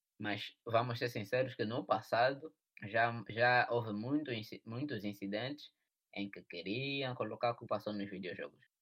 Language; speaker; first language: Portuguese; native; Portuguese